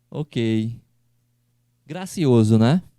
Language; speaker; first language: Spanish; non-native, fluent; Portuguese